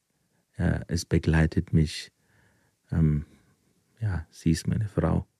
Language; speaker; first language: German; non-native, fluent; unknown